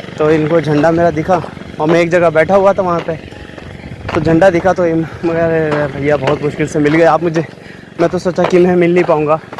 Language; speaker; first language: Hindi; native; Hindi